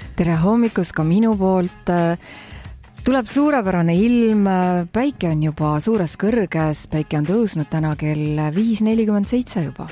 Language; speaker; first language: Estonian; native; Estonian